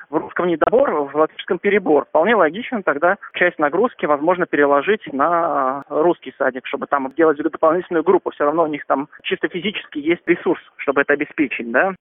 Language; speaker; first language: Russian; native; Russian